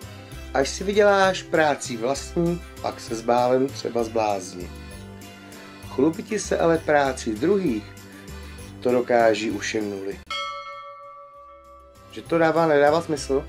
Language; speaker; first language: Czech; native; Czech